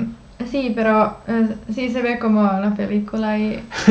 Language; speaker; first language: Spanish; non-native, learner; Finnish